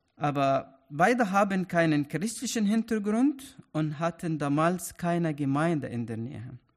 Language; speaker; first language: German; non-native, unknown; Arabic